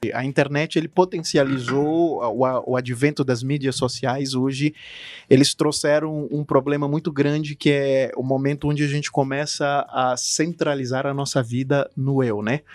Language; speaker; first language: Portuguese; non-native, fluent; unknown